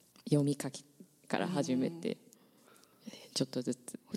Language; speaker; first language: Japanese; native; Japanese